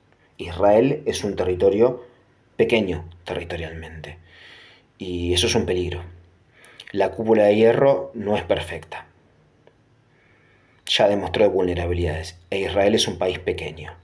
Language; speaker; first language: Spanish; native; Spanish